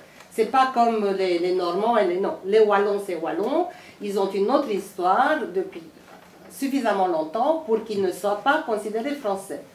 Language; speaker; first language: French; non-native, fluent; Romanian